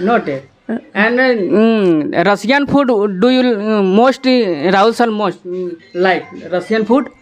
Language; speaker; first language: English; non-native, learner; Hindi